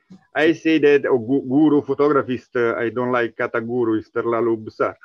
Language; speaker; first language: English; non-native, fluent; Italian